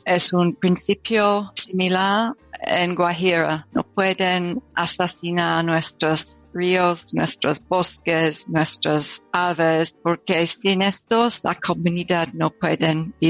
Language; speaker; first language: Spanish; non-native, learner; English